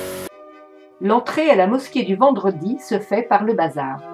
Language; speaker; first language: French; native; French